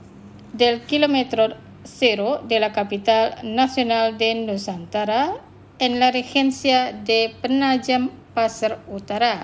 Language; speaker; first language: Spanish; non-native, fluent; Indonesian